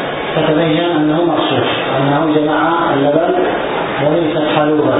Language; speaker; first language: Arabic; native; Arabic